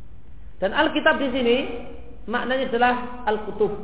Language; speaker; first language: Indonesian; native; Indonesian